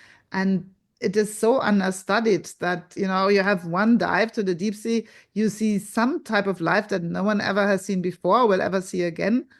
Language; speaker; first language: English; non-native, fluent; German